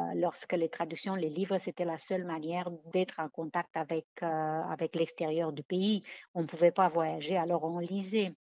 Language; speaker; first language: French; non-native, fluent; Romanian